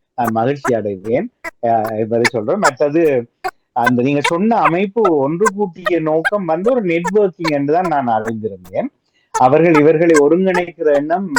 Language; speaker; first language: Tamil; native; Tamil